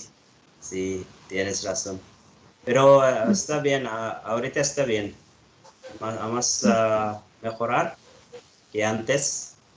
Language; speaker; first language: Spanish; non-native, learner; Arabic